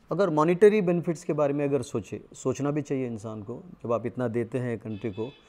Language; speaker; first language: Hindi; non-native, local second language; Telugu